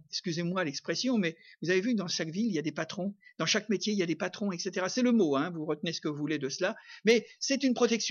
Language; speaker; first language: French; native; French